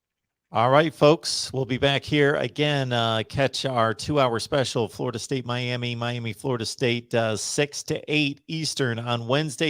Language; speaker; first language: English; native; English